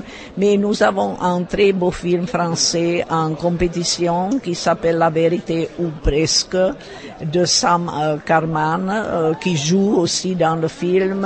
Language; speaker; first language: French; non-native, fluent; Czech